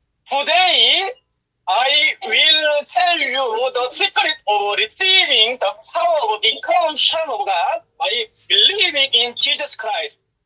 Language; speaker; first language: English; non-native, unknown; Korean